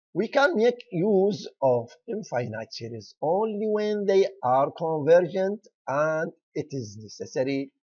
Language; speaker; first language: English; non-native, fluent; Arabic